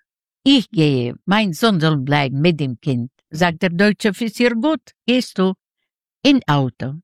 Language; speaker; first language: German; non-native, learner; Yiddish